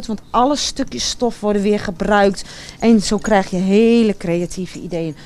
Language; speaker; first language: Dutch; native; Dutch